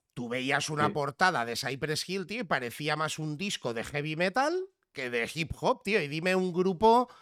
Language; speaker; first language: Spanish; native; Spanish